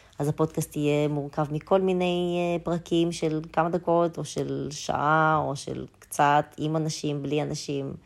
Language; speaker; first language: Hebrew; early bilingual, other home language; Russian